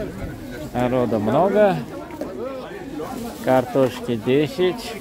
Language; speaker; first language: Russian; non-native, fluent; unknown